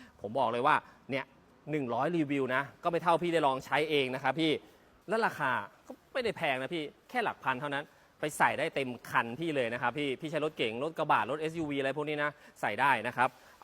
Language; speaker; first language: Thai; native; Thai